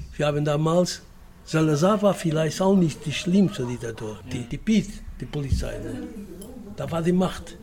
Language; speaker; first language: German; non-native, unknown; Portuguese